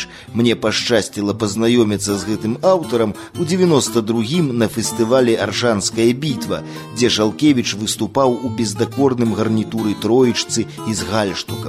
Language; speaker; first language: Belarusian; native; Belarusian